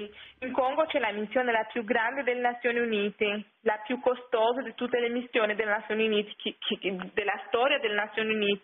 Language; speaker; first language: Italian; non-native, fluent; French